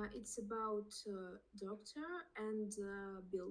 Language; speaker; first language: English; non-native, learner; Russian